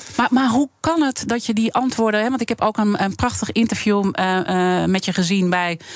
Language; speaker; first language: Dutch; native; Dutch